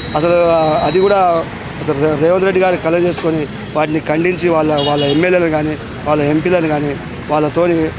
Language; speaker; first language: Telugu; non-native, local second language; Lambadi